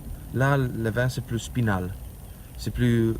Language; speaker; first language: French; non-native, learner; Italian